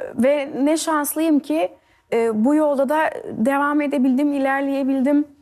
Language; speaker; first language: Turkish; early bilingual, heritage; Turkish